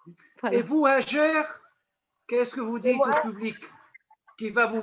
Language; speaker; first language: French; non-native, local second language; Arabic